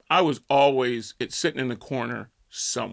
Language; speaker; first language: English; native; English